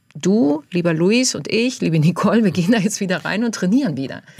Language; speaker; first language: German; native; German